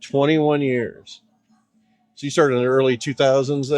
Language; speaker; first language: English; native; English